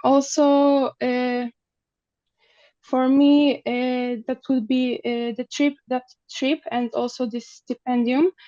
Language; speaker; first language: English; non-native, learner; Polish